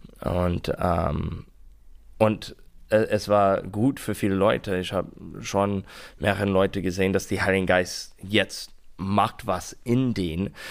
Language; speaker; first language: German; non-native, learner; English